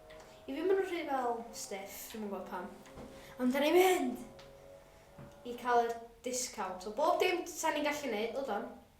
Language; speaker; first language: Welsh; non-native, local second language; English